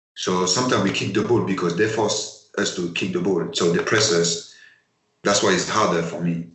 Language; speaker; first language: English; non-native, fluent; French